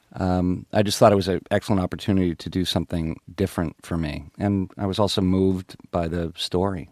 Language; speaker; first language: English; native; English